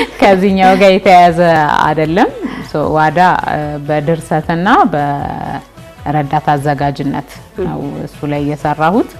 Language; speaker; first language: Amharic; non-native, local second language; Oromo